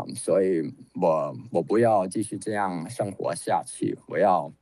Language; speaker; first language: Chinese; non-native, fluent; English